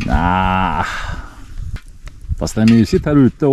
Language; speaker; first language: Swedish; native; Swedish